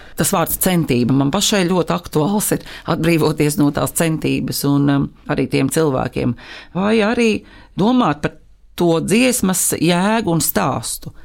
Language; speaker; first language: Latvian; native; Latvian